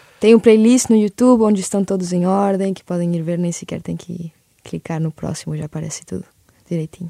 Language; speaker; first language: Portuguese; early bilingual, other home language; Spanish